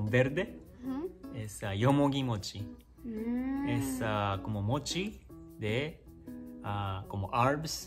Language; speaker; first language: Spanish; non-native, learner; Japanese